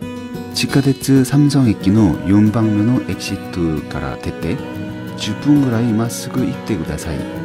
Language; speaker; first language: Japanese; non-native, learner; Korean